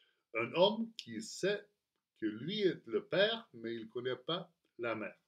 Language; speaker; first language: French; non-native, learner; Spanish